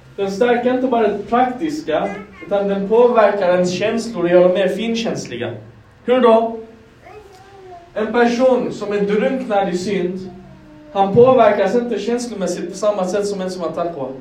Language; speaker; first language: Swedish; non-native, fluent; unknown